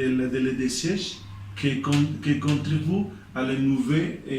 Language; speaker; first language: French; non-native, learner; Spanish